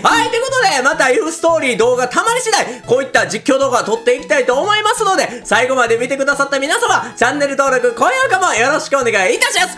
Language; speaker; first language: Japanese; native; Japanese